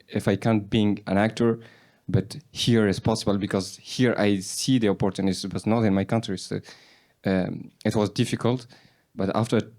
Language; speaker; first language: English; non-native, learner; Persian